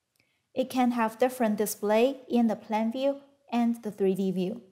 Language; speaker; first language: English; non-native, fluent; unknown